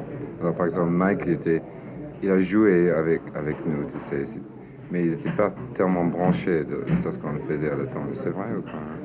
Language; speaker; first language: French; non-native, fluent; English